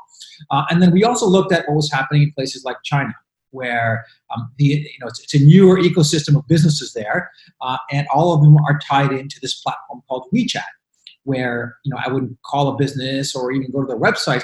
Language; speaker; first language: English; native; English